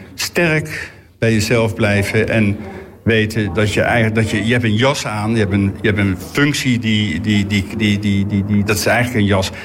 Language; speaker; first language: Dutch; native; Dutch